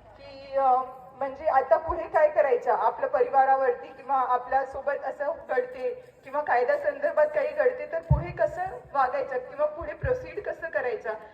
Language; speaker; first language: Marathi; non-native, local second language; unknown